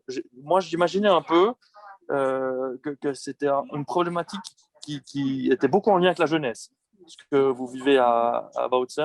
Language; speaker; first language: French; native; French